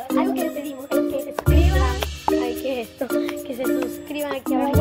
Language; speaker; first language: Spanish; native; Spanish